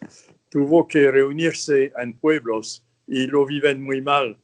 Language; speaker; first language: Spanish; non-native, fluent; French